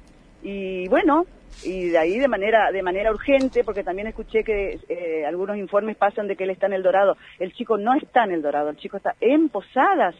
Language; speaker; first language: Spanish; native; Spanish